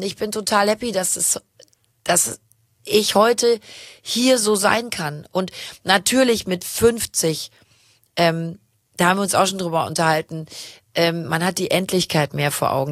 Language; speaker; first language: German; native; German